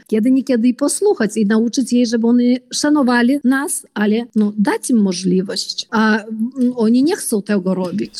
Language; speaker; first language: Polish; early bilingual, heritage; Polish